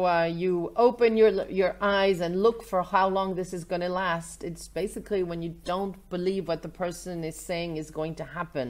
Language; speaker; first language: English; non-native, fluent; Vietnamese